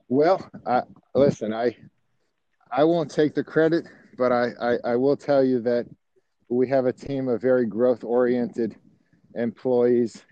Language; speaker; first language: English; native; English